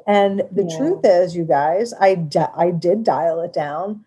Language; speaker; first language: English; native; English